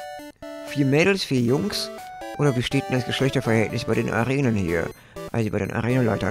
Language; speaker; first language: German; native; German